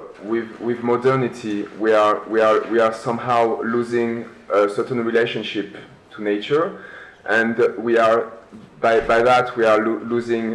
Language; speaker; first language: English; non-native, fluent; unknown